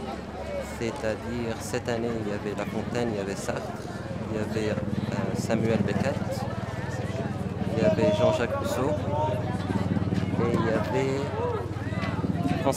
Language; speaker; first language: French; non-native, fluent; Arabic